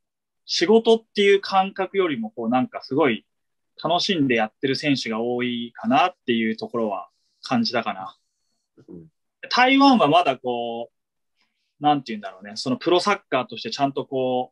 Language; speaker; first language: Japanese; native; Japanese